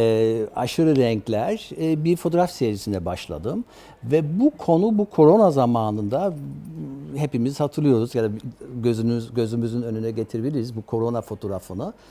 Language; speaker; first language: Turkish; early bilingual, other home language; German